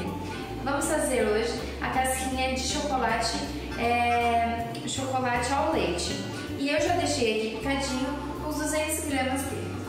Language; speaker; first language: Portuguese; native; Portuguese